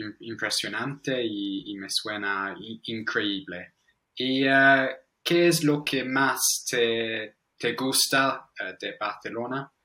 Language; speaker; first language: Spanish; non-native, fluent; English